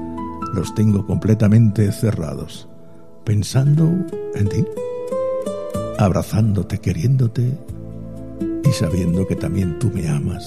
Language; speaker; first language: Spanish; native; Spanish